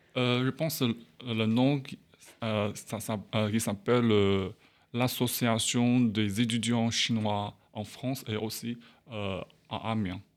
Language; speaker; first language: French; non-native, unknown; Chinese